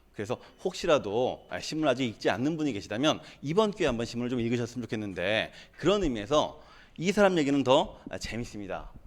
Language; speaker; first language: Korean; native; Korean